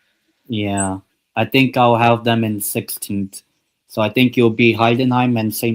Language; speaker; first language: English; native; English